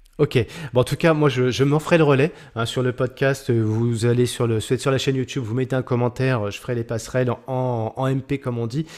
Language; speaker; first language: French; native; French